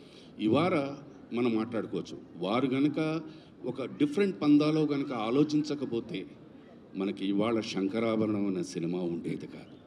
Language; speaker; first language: Telugu; native; Telugu